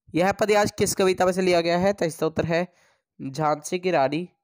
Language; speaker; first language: Hindi; non-native, local second language; Punjabi